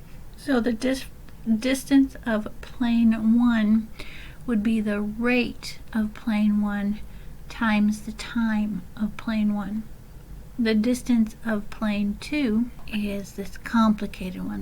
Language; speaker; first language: English; native; English